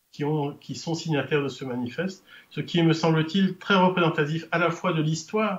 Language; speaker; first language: French; native; French